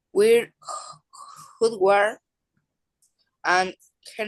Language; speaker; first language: English; non-native, learner; Spanish